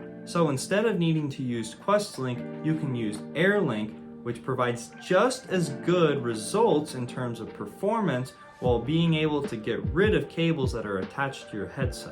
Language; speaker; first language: English; native; English